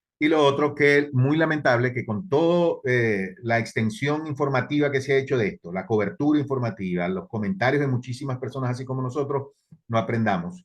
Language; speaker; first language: Spanish; native; Spanish